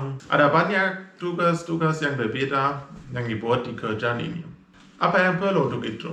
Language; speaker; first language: Indonesian; non-native, fluent; German